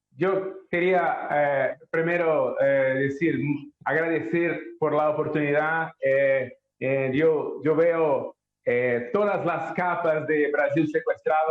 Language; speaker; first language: Spanish; non-native, learner; Portuguese